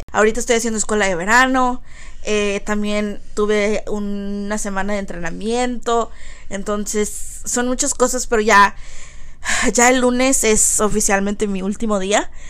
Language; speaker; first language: Spanish; early bilingual, heritage; Spanish